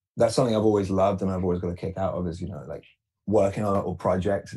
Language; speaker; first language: English; native; English